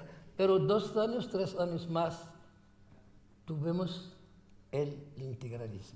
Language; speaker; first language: Spanish; non-native, fluent; Arabic